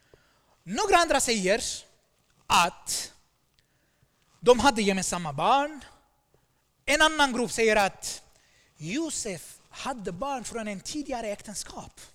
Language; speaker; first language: Swedish; non-native, fluent; Armenian